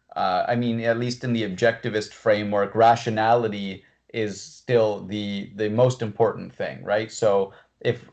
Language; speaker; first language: English; native; English